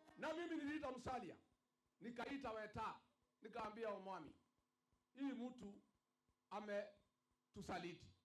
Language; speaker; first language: Swahili; non-native, local second language; Kikuyu